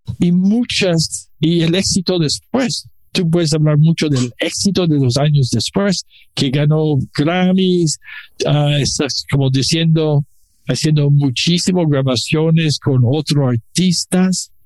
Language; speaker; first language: Spanish; non-native, learner; English